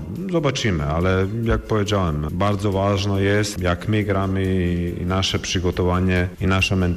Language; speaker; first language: Polish; non-native, fluent; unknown